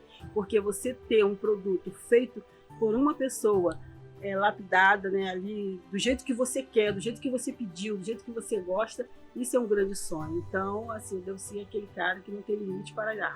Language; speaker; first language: Portuguese; native; Portuguese